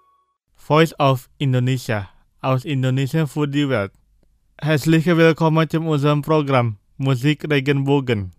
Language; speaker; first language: German; non-native, fluent; Indonesian